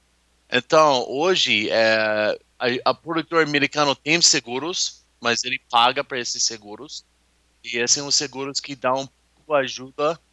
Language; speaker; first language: Portuguese; non-native, learner; English